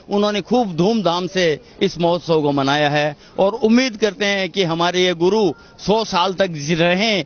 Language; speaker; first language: Hindi; non-native, local second language; Gujarati